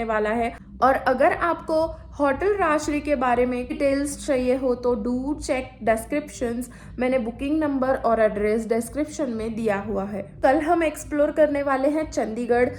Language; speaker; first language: Hindi; non-native, local second language; Marathi